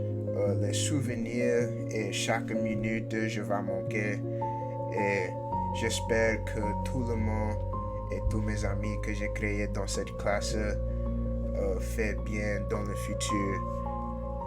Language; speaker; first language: French; non-native, learner; English